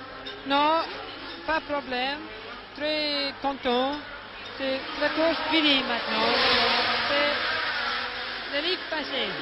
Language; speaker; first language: French; non-native, learner; English